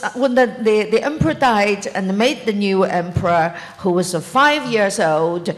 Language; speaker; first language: English; non-native, fluent; Chinese